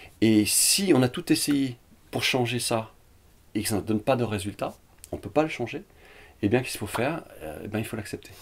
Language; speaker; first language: French; early bilingual, other home language; Vietnamese